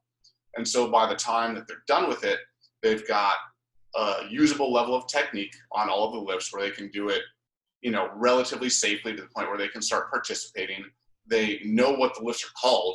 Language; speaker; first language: English; native; English